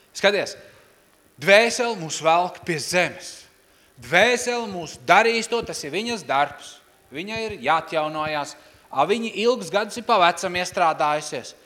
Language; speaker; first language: Latvian; non-native, local second language; Russian